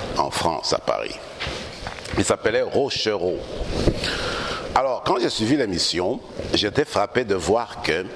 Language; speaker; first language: French; non-native, local second language; Lingala